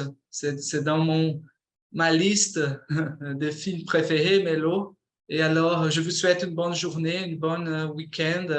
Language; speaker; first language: French; non-native, fluent; Portuguese